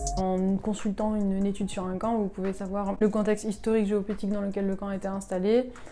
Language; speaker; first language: French; early bilingual, other home language; Arabic